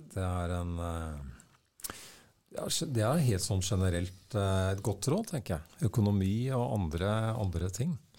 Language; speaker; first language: Norwegian; native; Norwegian